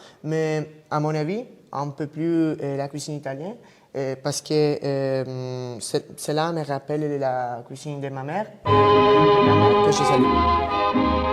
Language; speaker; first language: French; non-native, learner; Italian